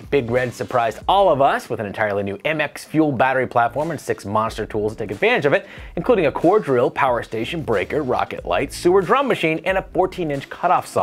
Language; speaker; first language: English; native; English